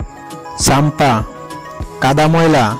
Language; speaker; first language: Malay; non-native, learner; Bangla